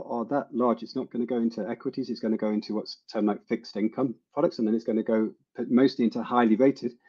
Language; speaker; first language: English; native; English